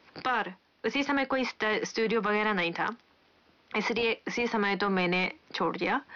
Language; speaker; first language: Hindi; non-native, fluent; Japanese